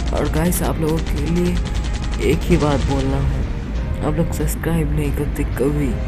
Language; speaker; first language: Hindi; non-native, fluent; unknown